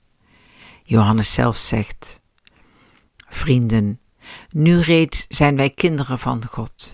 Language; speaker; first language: Dutch; native; Dutch